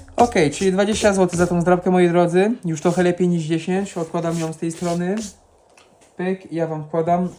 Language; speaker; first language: Polish; non-native, fluent; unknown